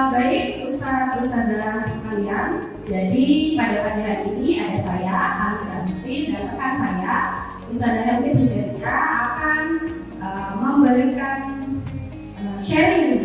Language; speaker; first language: Indonesian; native; Indonesian